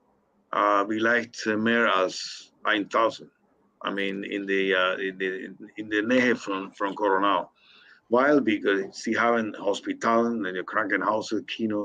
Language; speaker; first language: German; non-native, learner; Spanish